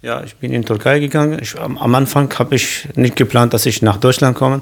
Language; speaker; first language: German; non-native, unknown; Kurdish